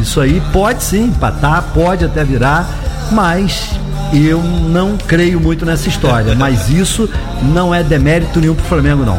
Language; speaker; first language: Portuguese; native; Portuguese